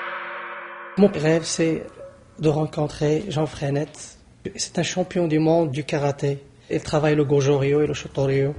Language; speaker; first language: French; non-native, local second language; Arabic